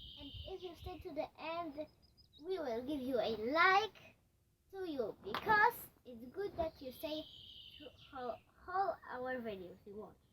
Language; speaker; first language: English; non-native, learner; Polish